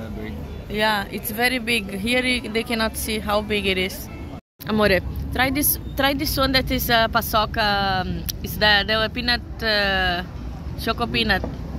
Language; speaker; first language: English; non-native, learner; Portuguese